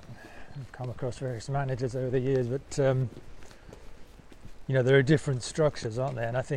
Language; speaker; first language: English; native; English